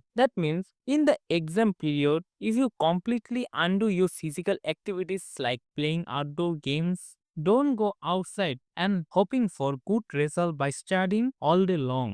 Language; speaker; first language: English; non-native, fluent; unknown